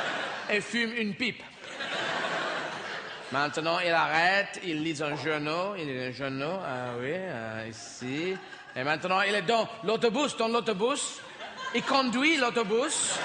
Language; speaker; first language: French; non-native, fluent; English